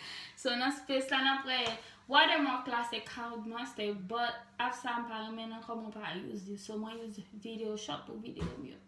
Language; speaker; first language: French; non-native, learner; Haitian Creole